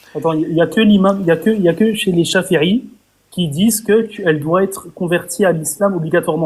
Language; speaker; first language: French; native; French